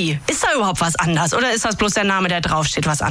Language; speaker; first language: German; native; German